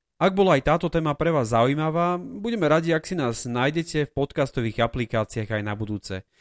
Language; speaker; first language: Slovak; native; Slovak